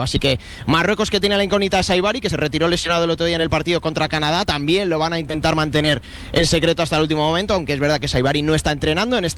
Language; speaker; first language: Spanish; native; Spanish